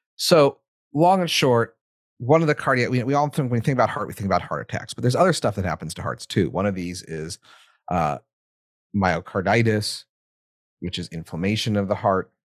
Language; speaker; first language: English; native; English